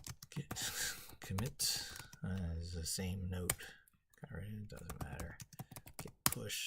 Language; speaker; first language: English; native; English